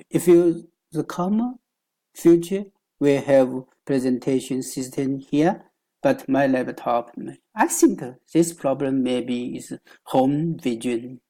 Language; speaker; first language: English; non-native, learner; Chinese